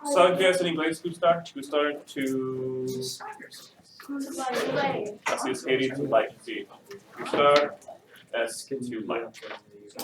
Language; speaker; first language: Spanish; non-native, fluent; English